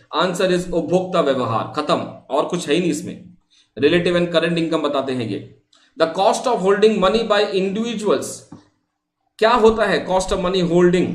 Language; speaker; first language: Hindi; non-native, local second language; Bangla